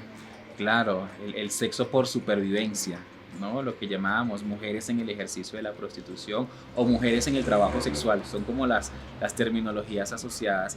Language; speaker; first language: Spanish; native; Spanish